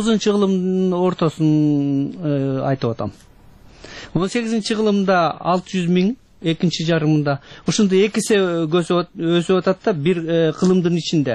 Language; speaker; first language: Kyrgyz; native; Kyrgyz